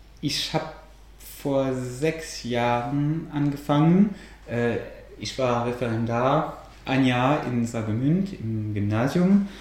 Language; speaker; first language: German; non-native, fluent; French